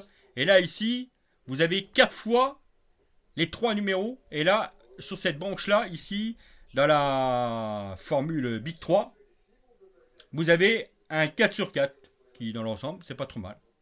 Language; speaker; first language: French; native; French